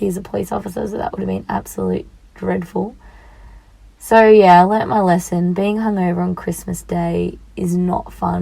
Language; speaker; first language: English; native; English